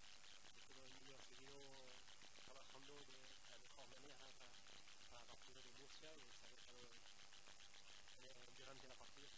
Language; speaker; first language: Spanish; non-native, learner; French